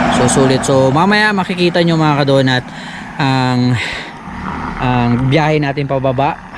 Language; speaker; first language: Filipino; non-native, local second language; Cebuano